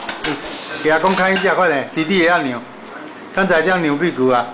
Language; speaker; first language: Chinese; native; Chinese